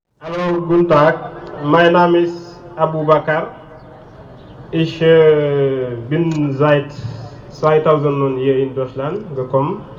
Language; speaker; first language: German; non-native, learner; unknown